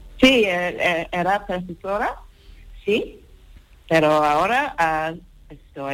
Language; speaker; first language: Spanish; non-native, learner; English